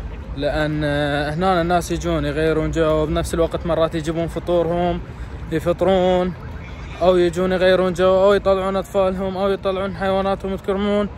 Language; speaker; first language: Arabic; native; Arabic